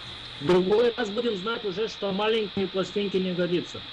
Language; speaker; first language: Russian; non-native, local second language; Lithuanian